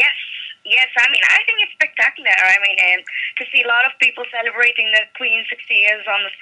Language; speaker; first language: English; non-native, local second language; Malayalam